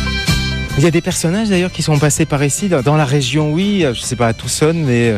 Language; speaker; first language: French; native; French